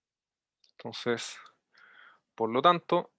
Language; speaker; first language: Spanish; native; Spanish